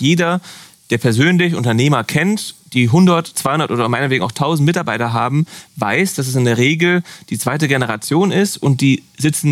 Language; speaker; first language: German; native; German